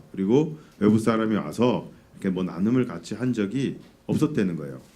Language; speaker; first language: Korean; native; Korean